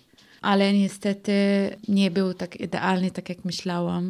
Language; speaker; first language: Polish; non-native, learner; Arabic